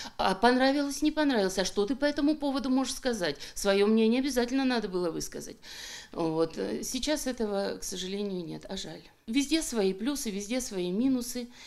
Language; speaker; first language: Russian; native; Russian